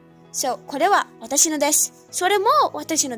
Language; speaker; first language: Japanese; non-native, fluent; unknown